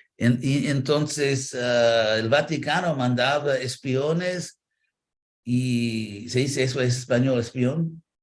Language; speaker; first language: Spanish; non-native, fluent; English